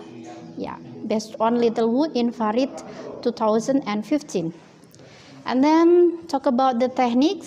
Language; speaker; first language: English; non-native, fluent; Indonesian